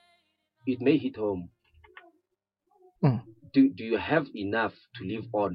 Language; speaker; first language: English; non-native, local second language; Northern Sotho